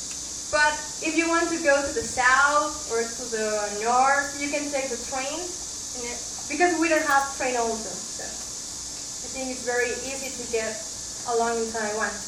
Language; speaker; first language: English; non-native, fluent; Spanish